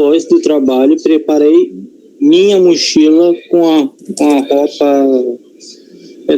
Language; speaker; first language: Portuguese; non-native, learner; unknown